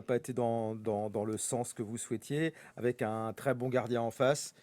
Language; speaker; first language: French; native; French